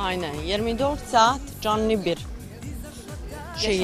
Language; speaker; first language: Turkish; non-native, local second language; Bosnian